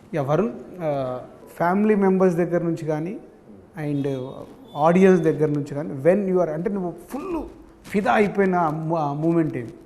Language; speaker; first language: Telugu; native; Telugu